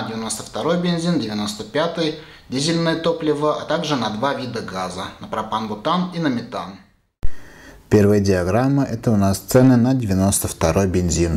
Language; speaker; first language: Russian; native; Russian